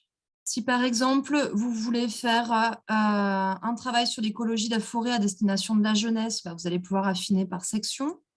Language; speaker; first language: French; native; French